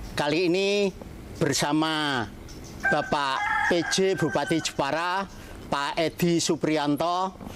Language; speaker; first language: Indonesian; native; Indonesian